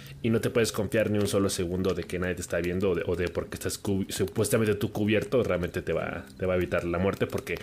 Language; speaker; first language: Spanish; native; Spanish